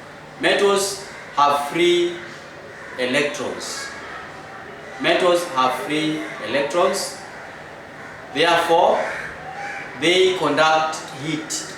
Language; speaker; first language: English; non-native, local second language; Swahili